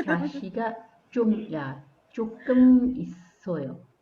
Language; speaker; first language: Korean; non-native, learner; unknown